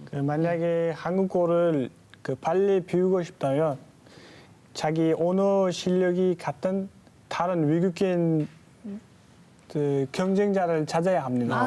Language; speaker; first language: Korean; non-native, fluent; Uzbek